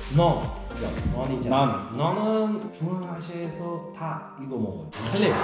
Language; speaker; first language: Korean; non-native, learner; Uzbek